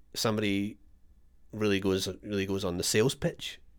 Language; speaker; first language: English; native; English